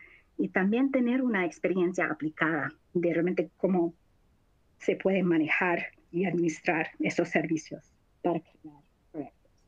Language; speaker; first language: Spanish; non-native, fluent; English